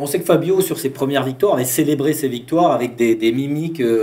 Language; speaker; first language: French; native; French